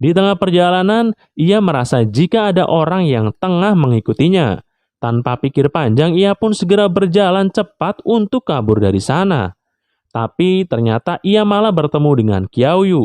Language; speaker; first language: Indonesian; native; Indonesian